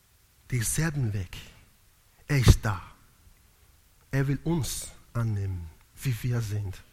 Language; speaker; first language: German; non-native, learner; Italian